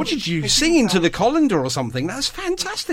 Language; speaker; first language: English; native; English